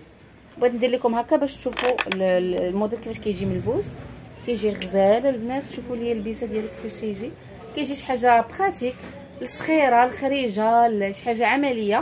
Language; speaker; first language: Arabic; native; Arabic